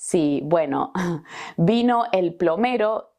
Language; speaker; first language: Spanish; native; Spanish